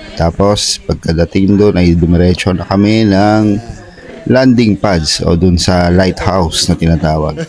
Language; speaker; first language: Filipino; native; Filipino